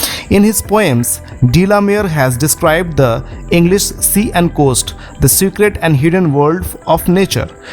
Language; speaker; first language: English; non-native, local second language; Bangla